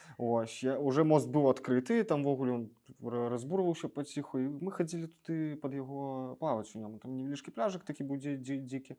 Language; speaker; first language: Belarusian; native; Belarusian